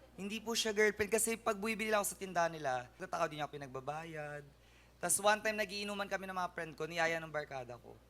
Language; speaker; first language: Filipino; native; Filipino